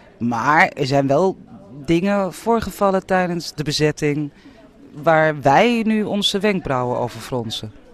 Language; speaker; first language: Dutch; native; Dutch